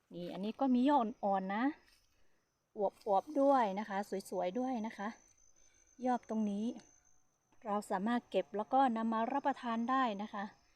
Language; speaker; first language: Thai; non-native, local second language; Hmong